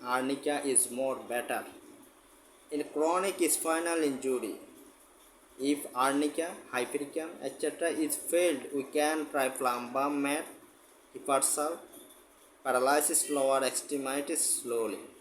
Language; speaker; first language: English; non-native, local second language; Bangla